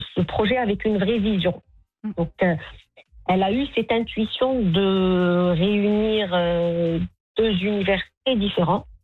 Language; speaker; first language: French; non-native, local second language; Arabic